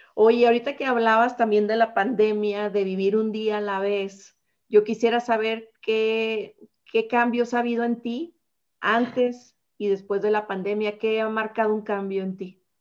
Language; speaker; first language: Spanish; native; Spanish